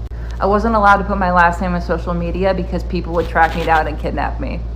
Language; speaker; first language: English; native; English